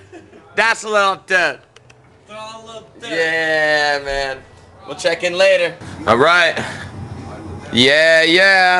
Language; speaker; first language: English; native; English